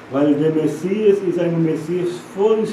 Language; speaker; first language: German; non-native, learner; Portuguese